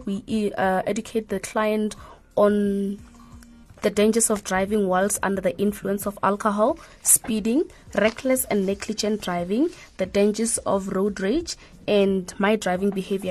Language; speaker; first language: English; non-native, local second language; Northern Sotho